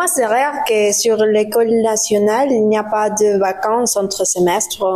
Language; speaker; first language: French; non-native, learner; Spanish